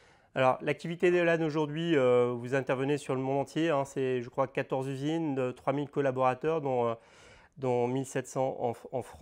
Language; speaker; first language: French; native; French